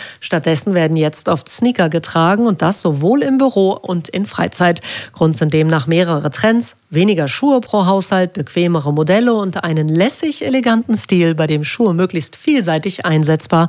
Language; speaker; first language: German; native; German